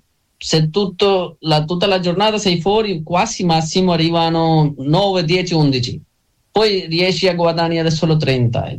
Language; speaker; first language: Italian; non-native, learner; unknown